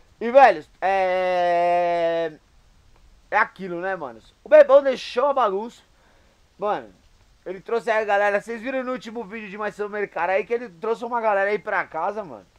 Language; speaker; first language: Portuguese; native; Portuguese